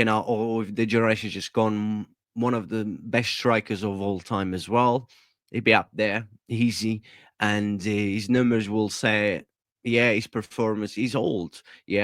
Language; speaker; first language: English; non-native, fluent; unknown